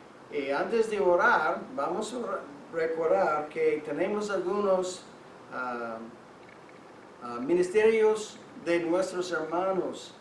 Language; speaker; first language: Spanish; non-native, fluent; English